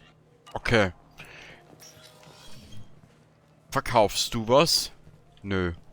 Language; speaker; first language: German; native; German